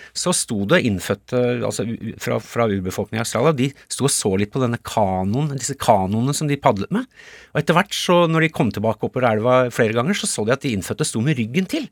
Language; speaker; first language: Norwegian; native; Norwegian